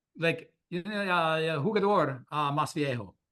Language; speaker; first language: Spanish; non-native, learner; English